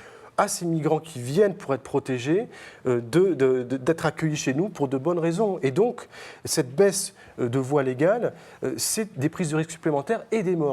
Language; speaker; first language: French; native; French